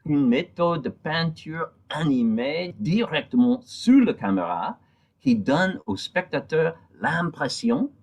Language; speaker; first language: French; non-native, fluent; English